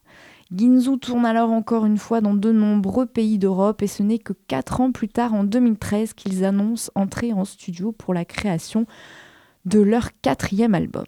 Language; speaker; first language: French; native; French